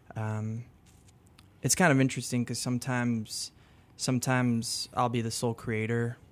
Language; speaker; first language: English; early bilingual, other home language; French